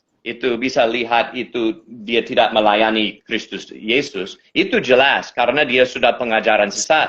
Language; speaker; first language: Indonesian; non-native, fluent; English